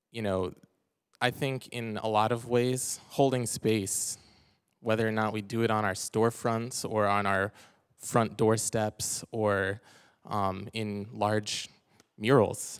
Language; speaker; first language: English; native; English